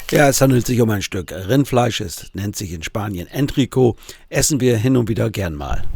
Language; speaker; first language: German; native; German